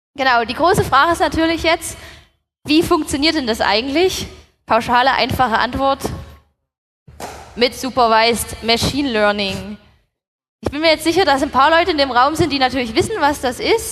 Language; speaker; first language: German; native; German